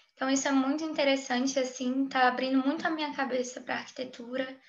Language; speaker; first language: Portuguese; native; Portuguese